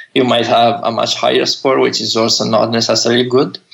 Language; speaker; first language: English; non-native, fluent; Italian